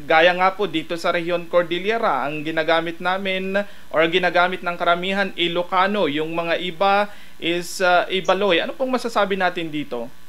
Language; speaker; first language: Filipino; non-native, local second language; Iloko